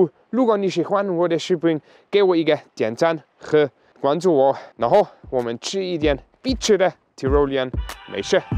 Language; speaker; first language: Chinese; non-native, learner; German